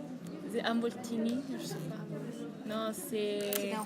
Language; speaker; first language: French; non-native, fluent; Italian